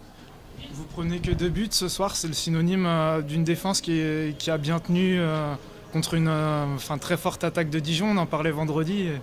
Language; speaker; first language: French; native; French